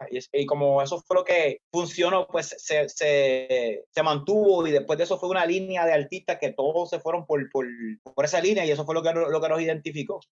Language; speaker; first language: Spanish; native; Spanish